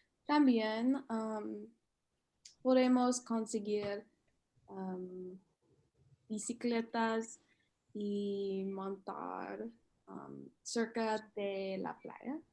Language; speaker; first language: Spanish; non-native, learner; English